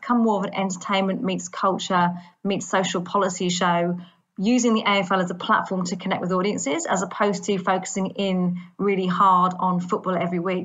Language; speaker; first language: English; native; English